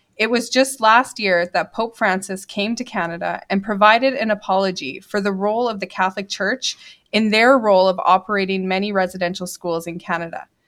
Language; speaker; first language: English; native; English